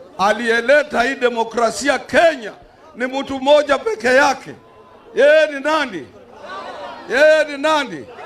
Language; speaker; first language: Swahili; non-native, local second language; Luyia